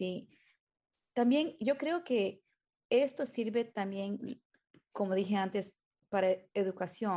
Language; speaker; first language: Spanish; early bilingual, heritage; Spanish